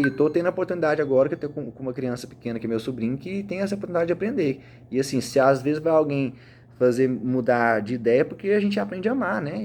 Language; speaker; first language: Portuguese; native; Portuguese